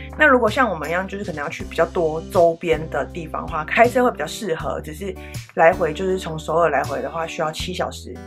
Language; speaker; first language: Chinese; native; Chinese